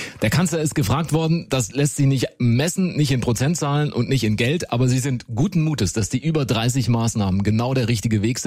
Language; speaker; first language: German; native; German